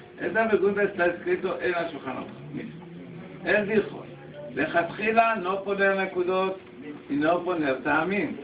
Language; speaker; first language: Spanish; non-native, learner; Hebrew